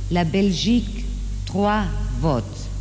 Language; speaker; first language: French; non-native, fluent; German